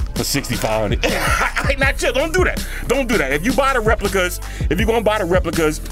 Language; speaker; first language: English; native; English